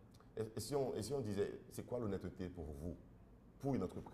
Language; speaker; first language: French; non-native, local second language; Haitian Creole